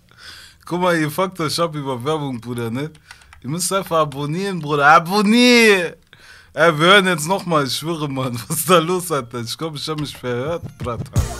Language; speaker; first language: German; early bilingual, other home language; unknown